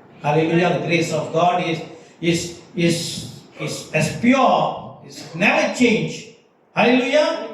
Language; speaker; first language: English; non-native, local second language; Tamil